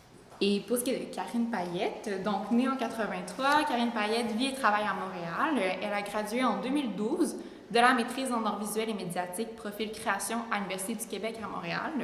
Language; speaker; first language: French; native; French